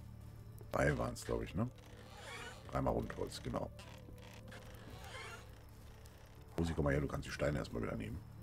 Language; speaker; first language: German; native; German